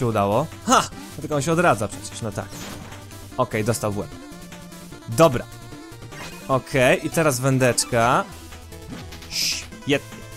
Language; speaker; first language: Polish; native; Polish